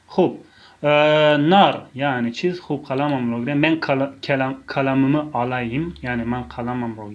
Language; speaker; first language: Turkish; non-native, fluent; Tajik